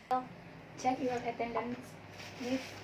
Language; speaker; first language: English; non-native, learner; Indonesian